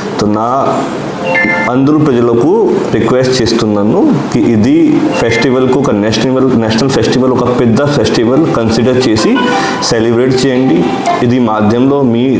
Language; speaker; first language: Telugu; non-native, learner; Hindi